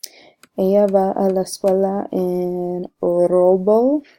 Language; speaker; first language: Spanish; non-native, learner; English